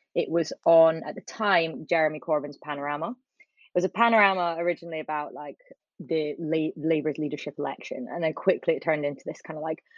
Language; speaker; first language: English; native; English